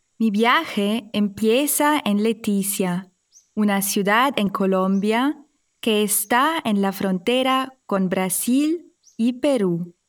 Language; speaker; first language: Spanish; non-native, fluent; German